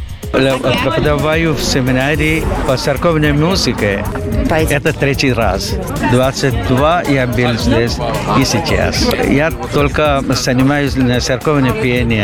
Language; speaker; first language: Russian; non-native, fluent; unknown